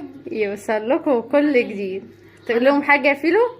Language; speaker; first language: Arabic; native; Arabic